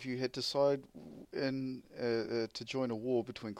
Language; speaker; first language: English; native; English